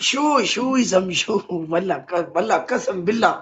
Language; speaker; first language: Arabic; non-native, learner; Punjabi